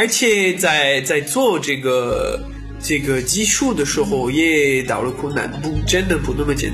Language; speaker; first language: Chinese; non-native, learner; French